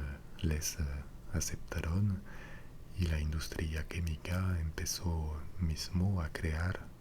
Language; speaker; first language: Spanish; non-native, fluent; French